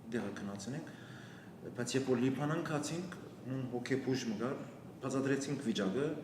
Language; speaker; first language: Armenian; early bilingual, heritage; Armenian